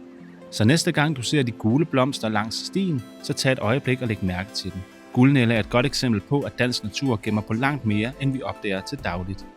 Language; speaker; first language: Danish; native; Danish